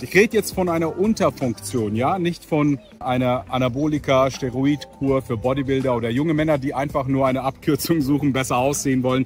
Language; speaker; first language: German; native; German